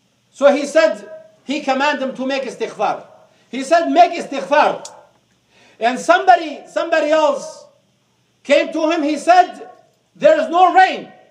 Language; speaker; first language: English; non-native, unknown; Arabic